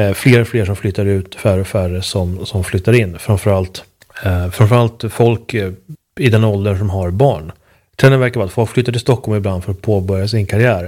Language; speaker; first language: Swedish; native; Swedish